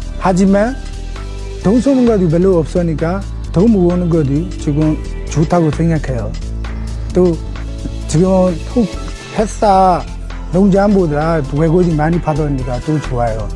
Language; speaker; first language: Korean; non-native, fluent; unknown